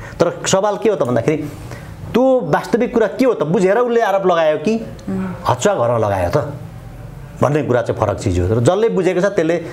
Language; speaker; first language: Nepali; non-native, local second language; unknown